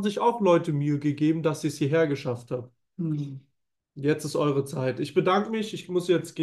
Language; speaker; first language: German; native; German